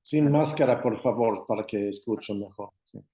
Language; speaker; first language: Spanish; non-native, fluent; Swedish